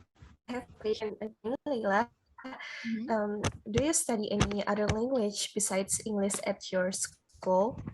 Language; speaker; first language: English; non-native, learner; Indonesian